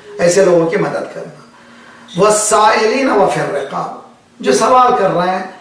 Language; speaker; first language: Urdu; native; Urdu